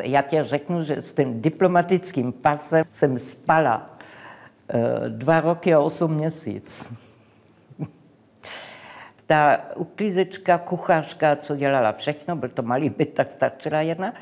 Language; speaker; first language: Czech; non-native, local second language; English